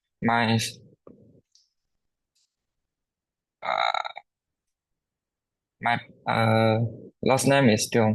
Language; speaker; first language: English; non-native, local second language; Chinese